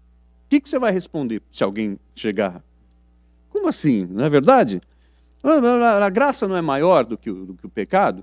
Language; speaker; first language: Portuguese; native; Portuguese